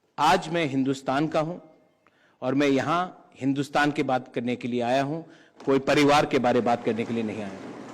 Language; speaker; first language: Hindi; non-native, local second language; Kok Borok